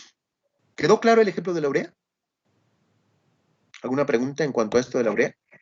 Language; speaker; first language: Spanish; native; Spanish